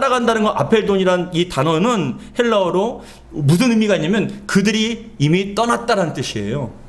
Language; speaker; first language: Korean; native; Korean